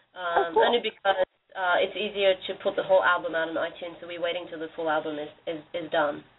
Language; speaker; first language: English; non-native, fluent; Norwegian